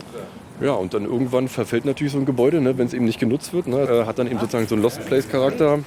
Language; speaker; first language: German; native; German